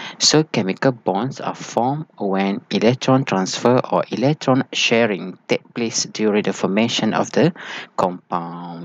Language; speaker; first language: English; non-native, local second language; Malay